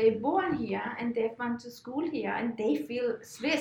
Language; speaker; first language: English; non-native, fluent; German